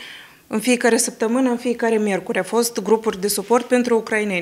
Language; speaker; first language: Romanian; early bilingual, heritage; Romanian